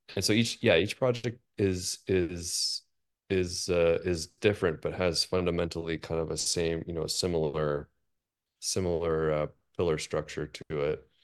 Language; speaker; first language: English; native; English